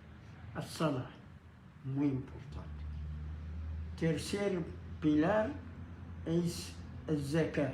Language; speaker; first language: Spanish; non-native, fluent; Arabic